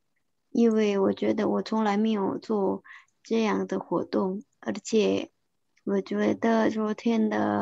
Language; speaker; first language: Chinese; non-native, fluent; Indonesian